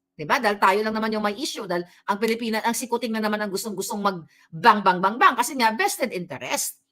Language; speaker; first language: Filipino; non-native, local second language; Cebuano